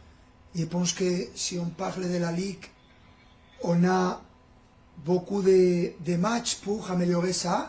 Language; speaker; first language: French; non-native, fluent; Spanish